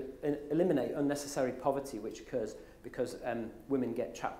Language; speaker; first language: English; native; English